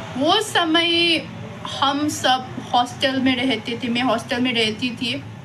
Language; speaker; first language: Hindi; non-native, local second language; Manipuri